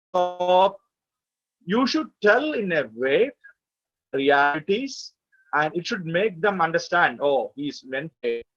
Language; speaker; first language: English; non-native, local second language; Malayalam